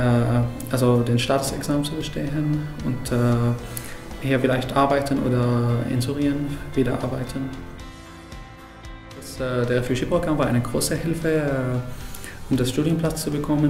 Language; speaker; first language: German; non-native, fluent; Arabic